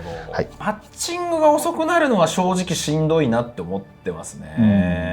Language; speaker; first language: Japanese; native; Japanese